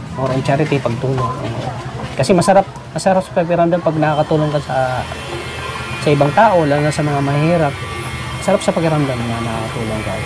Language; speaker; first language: Filipino; non-native, local second language; Cebuano